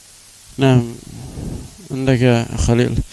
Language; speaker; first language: Arabic; non-native, fluent; Indonesian